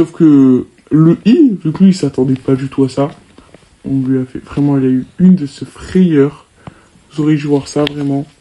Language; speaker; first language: French; native; French